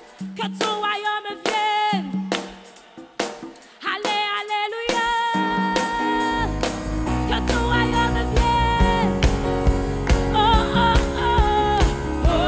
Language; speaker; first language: French; native; French